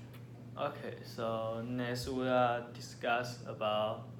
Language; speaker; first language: English; non-native, learner; Chinese